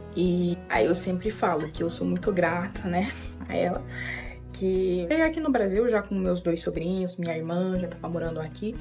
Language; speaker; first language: Portuguese; non-native, fluent; Haitian Creole